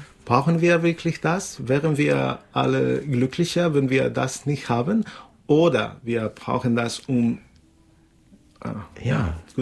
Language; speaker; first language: German; non-native, learner; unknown